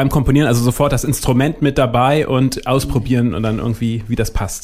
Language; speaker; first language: German; native; German